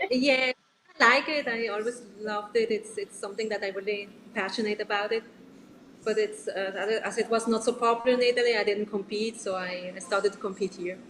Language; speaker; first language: English; non-native, learner; Italian